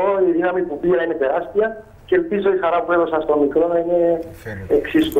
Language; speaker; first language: Greek; native; Greek